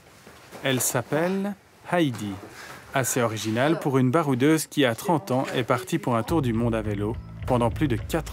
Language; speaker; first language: French; native; French